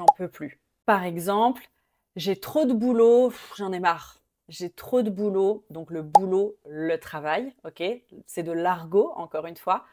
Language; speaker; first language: French; native; French